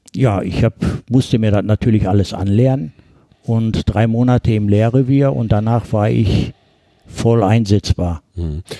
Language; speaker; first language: German; early bilingual, other home language; Turkish